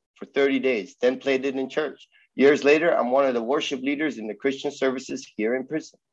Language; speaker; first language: English; early bilingual, other home language; Persian